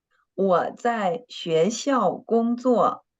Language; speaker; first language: Chinese; non-native, fluent; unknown